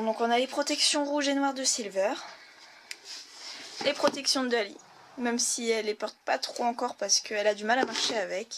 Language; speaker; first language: French; native; French